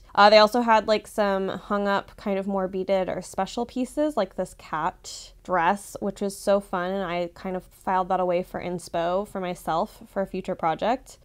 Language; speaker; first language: English; native; English